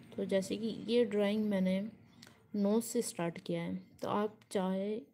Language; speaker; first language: Hindi; native; Hindi